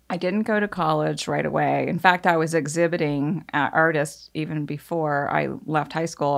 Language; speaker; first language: English; native; English